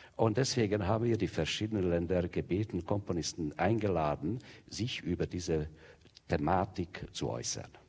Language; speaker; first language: German; non-native, fluent; Hungarian